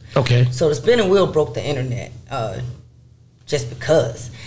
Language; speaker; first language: English; native; English